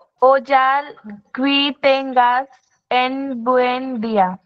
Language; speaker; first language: Spanish; non-native, learner; Marathi